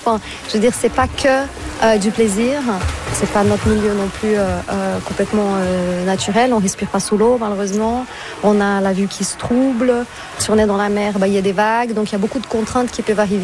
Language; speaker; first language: French; non-native, fluent; Portuguese